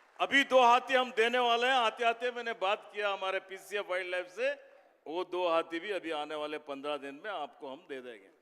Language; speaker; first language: Hindi; non-native, local second language; Kannada